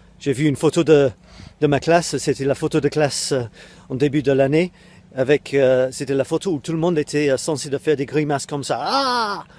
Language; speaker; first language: French; non-native, fluent; English